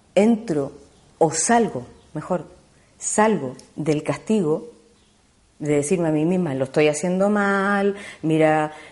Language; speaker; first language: Spanish; native; Spanish